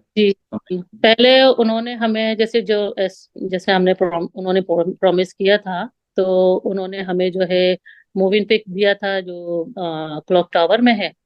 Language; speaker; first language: Urdu; native; Urdu